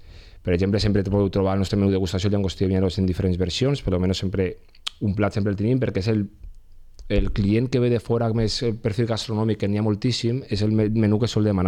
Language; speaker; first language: Catalan; native; Catalan